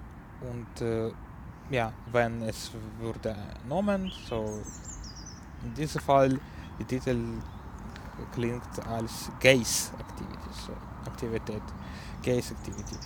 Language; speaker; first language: German; non-native, learner; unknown